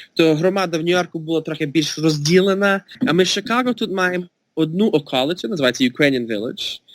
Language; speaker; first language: Ukrainian; early bilingual, heritage; Ukrainian